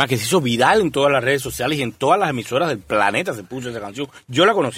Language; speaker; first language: Spanish; native; Spanish